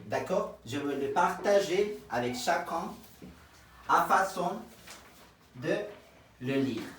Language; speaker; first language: French; non-native, fluent; Spanish